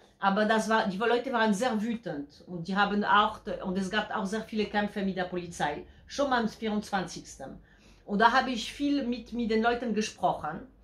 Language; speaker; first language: German; non-native, fluent; Polish